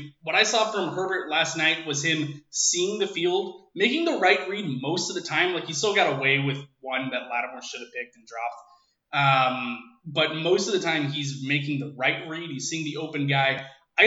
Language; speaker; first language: English; native; English